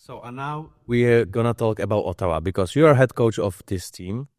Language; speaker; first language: English; non-native, learner; Czech